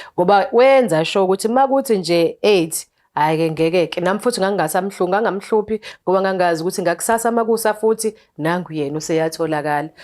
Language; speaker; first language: Zulu; native; Zulu